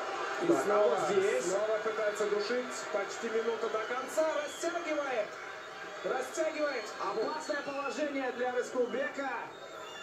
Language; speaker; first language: Russian; native; Russian